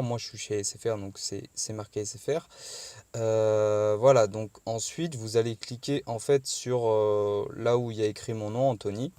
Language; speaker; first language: French; native; French